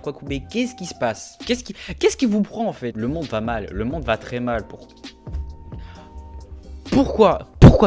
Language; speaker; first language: French; native; French